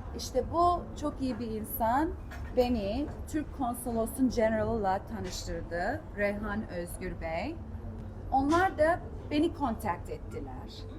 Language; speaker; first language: Turkish; early bilingual, heritage; Turkish